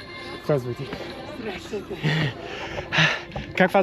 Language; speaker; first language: Russian; non-native, learner; English